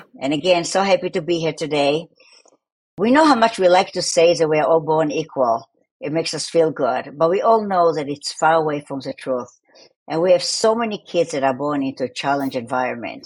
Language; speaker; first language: English; non-native, fluent; Hebrew